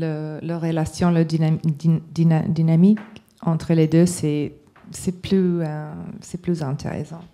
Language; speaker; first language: French; non-native, learner; English